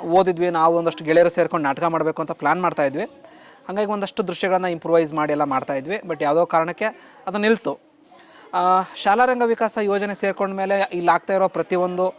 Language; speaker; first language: Kannada; native; Kannada